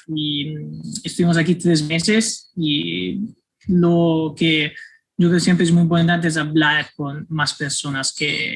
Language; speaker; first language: Spanish; non-native, fluent; Italian